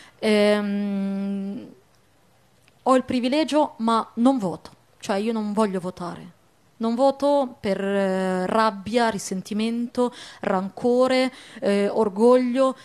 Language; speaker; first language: Italian; early bilingual, other home language; Arabic